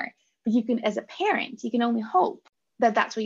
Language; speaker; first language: English; non-native, fluent; Russian